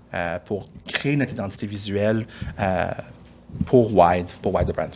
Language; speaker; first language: French; early bilingual, other home language; Persian